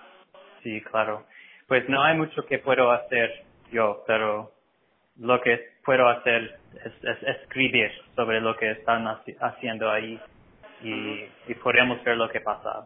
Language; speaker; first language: Spanish; non-native, fluent; English